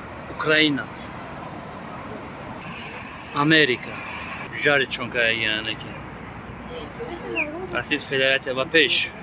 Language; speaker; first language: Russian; non-native, local second language; Tajik